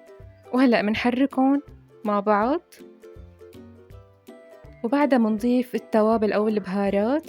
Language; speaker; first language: Arabic; native; Arabic